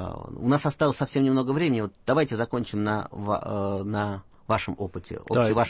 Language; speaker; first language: Russian; native; Russian